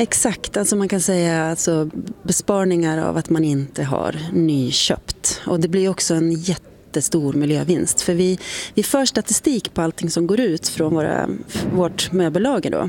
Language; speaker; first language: Swedish; native; Swedish